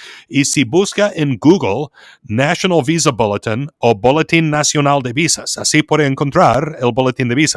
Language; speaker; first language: Spanish; non-native, fluent; English